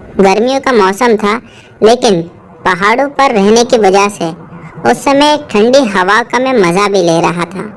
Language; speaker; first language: Hindi; native; Hindi